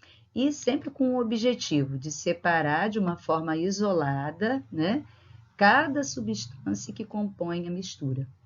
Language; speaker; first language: Portuguese; native; Portuguese